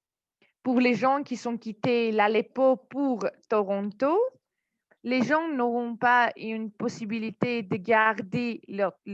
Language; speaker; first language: French; non-native, fluent; Armenian